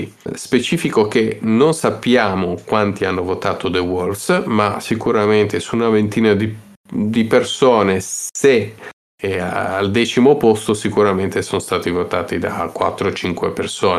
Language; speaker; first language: Italian; native; Italian